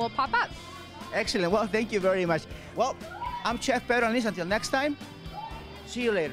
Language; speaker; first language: English; non-native, fluent; Spanish